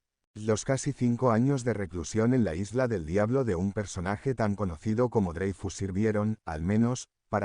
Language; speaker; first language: Spanish; native; Spanish